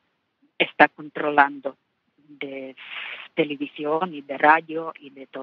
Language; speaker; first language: Spanish; non-native, learner; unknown